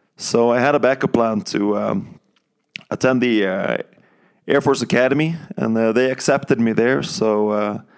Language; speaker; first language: English; non-native, fluent; Norwegian